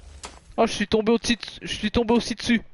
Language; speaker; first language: French; native; French